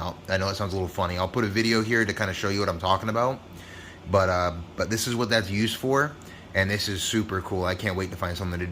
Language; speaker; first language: English; native; English